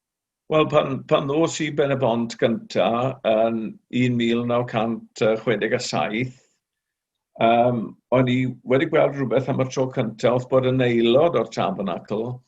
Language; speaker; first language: Welsh; native; Welsh